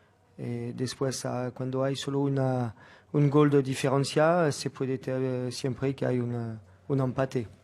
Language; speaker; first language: Spanish; non-native, fluent; French